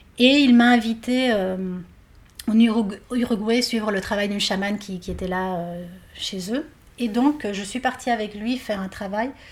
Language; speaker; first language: French; non-native, fluent; Spanish